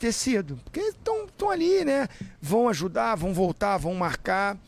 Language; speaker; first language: Portuguese; native; Portuguese